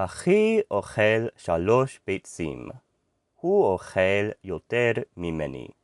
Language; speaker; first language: Hebrew; non-native, learner; English